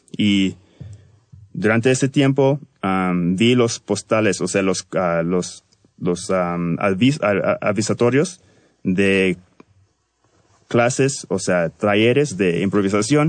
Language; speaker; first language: Spanish; early bilingual, heritage; Spanish